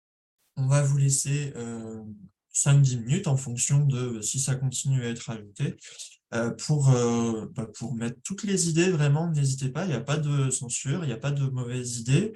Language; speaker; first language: French; native; French